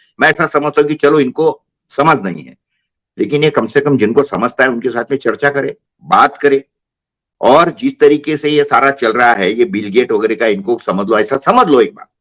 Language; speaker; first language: Hindi; non-native, local second language; Marathi